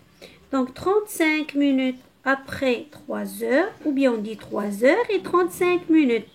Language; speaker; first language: French; non-native, local second language; Arabic